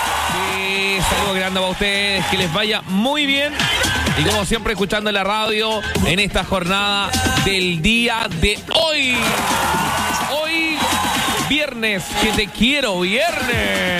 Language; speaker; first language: Spanish; native; Spanish